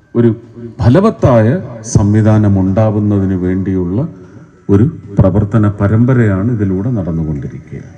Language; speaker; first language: Malayalam; native; Malayalam